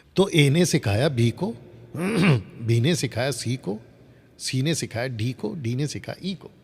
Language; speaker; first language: Hindi; non-native, local second language; Telugu